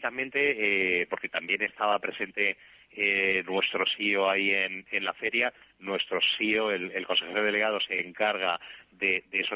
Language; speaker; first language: Spanish; native; Spanish